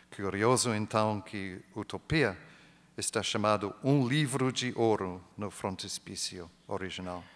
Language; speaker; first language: Portuguese; non-native, fluent; English